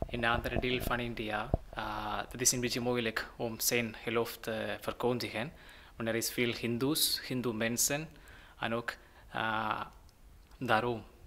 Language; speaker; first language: Dutch; non-native, learner; Malayalam